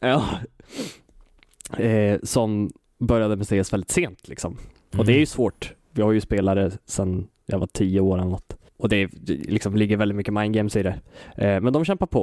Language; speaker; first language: Swedish; native; Swedish